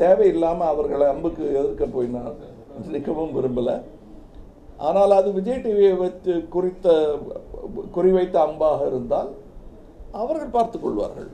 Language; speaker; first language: Tamil; native; Tamil